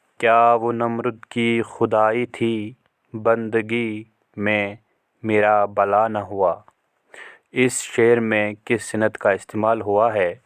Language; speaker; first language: Urdu; non-native, local second language; Kashmiri